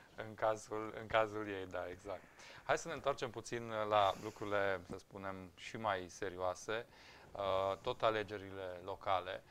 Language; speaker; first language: Romanian; native; Romanian